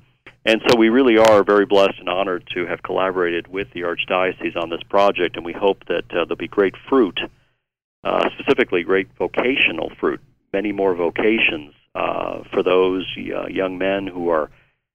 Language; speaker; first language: English; native; English